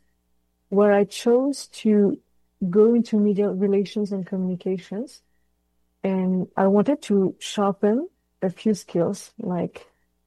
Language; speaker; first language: English; non-native, fluent; French